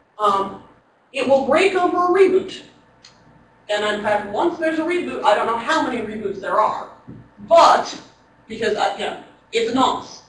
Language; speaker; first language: English; native; English